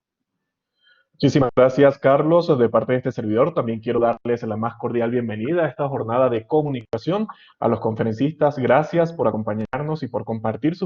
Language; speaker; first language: Spanish; native; Spanish